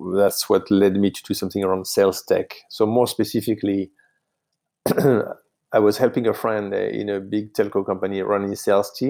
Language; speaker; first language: English; non-native, fluent; French